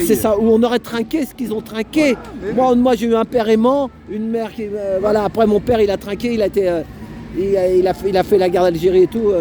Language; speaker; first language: French; native; French